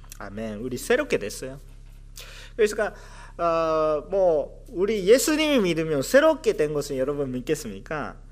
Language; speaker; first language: Korean; non-native, fluent; Japanese